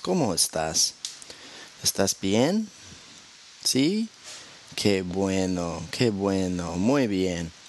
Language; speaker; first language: Spanish; non-native, fluent; English